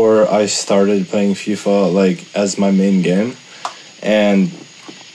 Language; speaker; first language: English; non-native, fluent; Russian